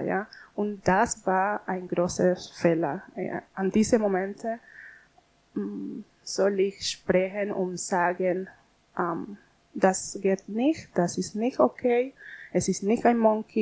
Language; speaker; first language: German; non-native, learner; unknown